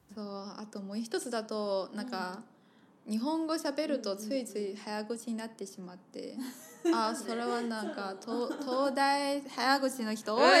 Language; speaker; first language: Japanese; non-native, fluent; Chinese